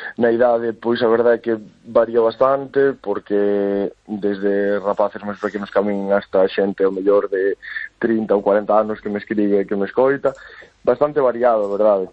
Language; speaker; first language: Galician; non-native, local second language; Spanish